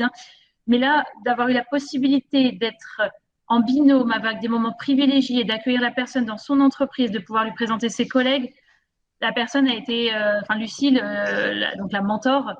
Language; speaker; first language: French; native; French